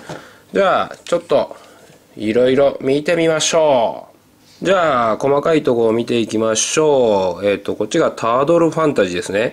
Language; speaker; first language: Japanese; native; Japanese